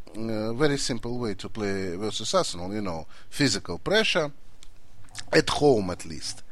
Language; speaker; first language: English; non-native, fluent; Russian